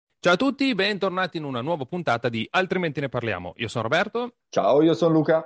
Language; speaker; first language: Italian; native; Italian